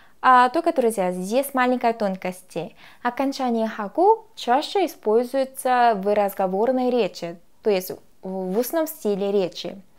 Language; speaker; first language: Russian; non-native, fluent; Korean